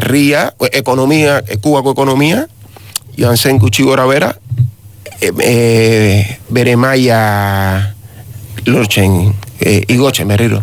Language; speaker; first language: Basque; non-native, learner; Spanish